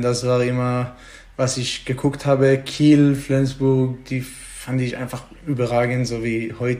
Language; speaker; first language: German; non-native, fluent; Hebrew